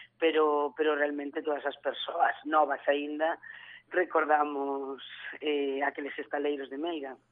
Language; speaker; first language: Galician; native; Galician